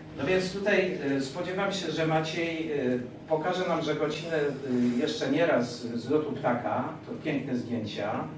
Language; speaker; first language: Polish; native; Polish